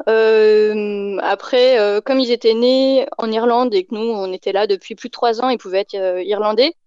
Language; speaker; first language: French; native; French